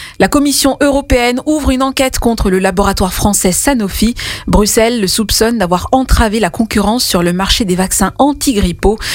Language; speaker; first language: French; native; French